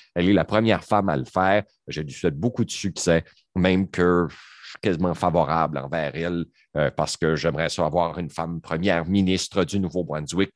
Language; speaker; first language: French; native; French